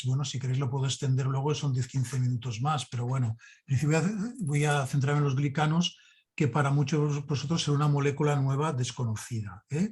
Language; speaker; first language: Spanish; native; Spanish